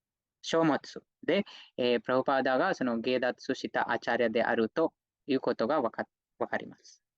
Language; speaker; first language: Japanese; non-native, fluent; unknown